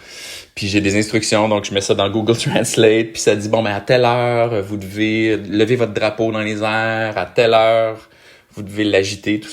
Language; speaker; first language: French; native; French